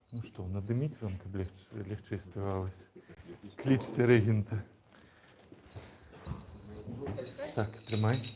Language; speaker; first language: Belarusian; native; Belarusian